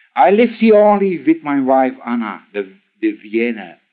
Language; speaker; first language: English; non-native, learner; Dutch